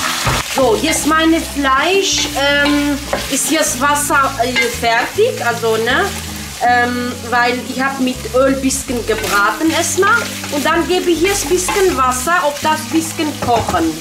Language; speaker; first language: German; non-native, local second language; Kurdish